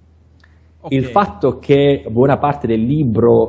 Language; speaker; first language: Italian; native; Italian